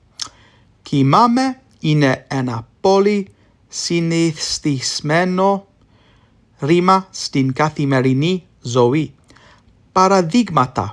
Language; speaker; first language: Greek; non-native, learner; English